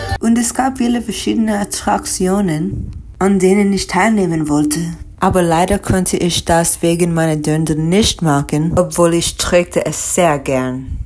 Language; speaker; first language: German; non-native, learner; English